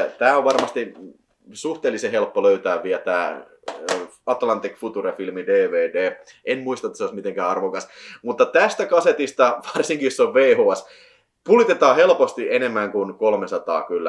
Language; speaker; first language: Finnish; native; Finnish